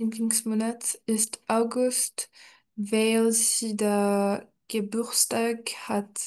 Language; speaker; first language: German; non-native, learner; French